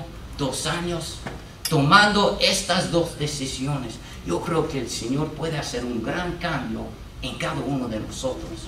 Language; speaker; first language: Spanish; non-native, fluent; English